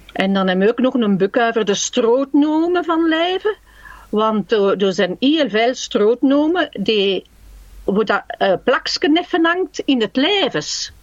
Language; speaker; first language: Dutch; native; Dutch